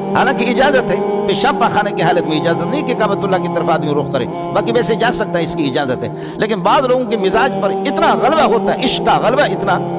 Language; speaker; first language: Urdu; non-native, local second language; Baluchi